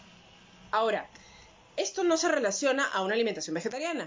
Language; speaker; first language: Spanish; native; Spanish